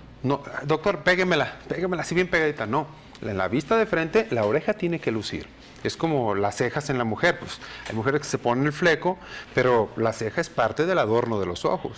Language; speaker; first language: Spanish; native; Spanish